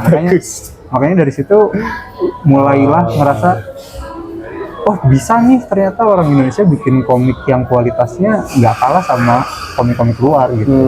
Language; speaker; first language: Indonesian; native; Indonesian